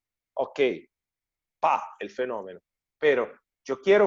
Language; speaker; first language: Spanish; non-native, fluent; Portuguese